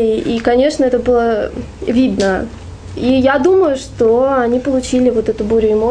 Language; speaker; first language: Russian; native; Russian